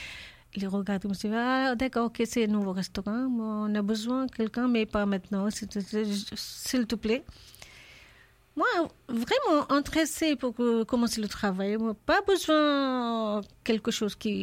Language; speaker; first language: French; non-native, learner; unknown